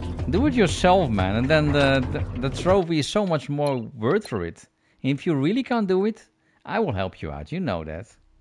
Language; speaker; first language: English; non-native, fluent; Dutch